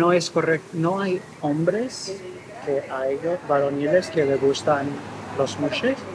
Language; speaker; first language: Spanish; non-native, learner; English